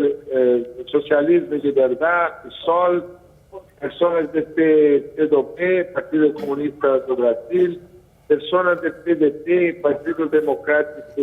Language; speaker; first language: Spanish; non-native, learner; Portuguese